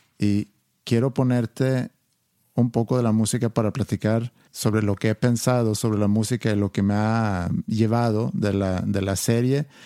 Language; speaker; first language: Spanish; non-native, fluent; Swedish